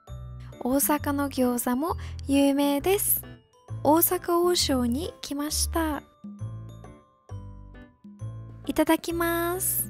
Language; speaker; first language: Japanese; non-native, fluent; English